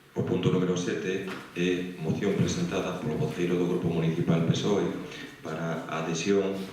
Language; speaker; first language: Galician; non-native, local second language; Spanish